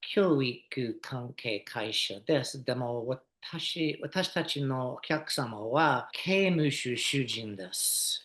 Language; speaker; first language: Japanese; non-native, learner; English